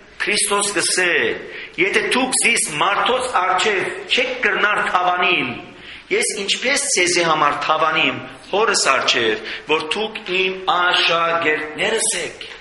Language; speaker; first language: Armenian; native; Armenian